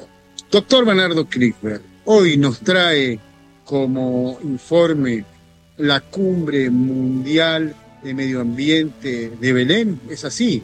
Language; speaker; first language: Spanish; native; Spanish